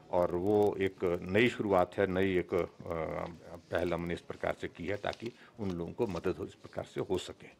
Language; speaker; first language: Hindi; native; Hindi